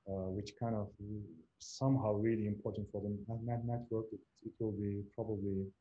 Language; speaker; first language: English; non-native, fluent; Turkish